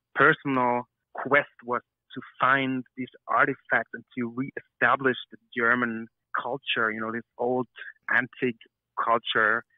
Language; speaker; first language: English; non-native, fluent; German